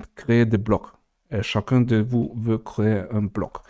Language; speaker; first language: French; non-native, fluent; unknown